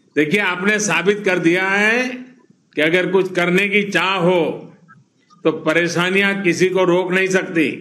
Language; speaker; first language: Hindi; non-native, local second language; Gujarati